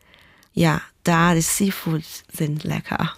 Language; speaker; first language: German; non-native, fluent; Chinese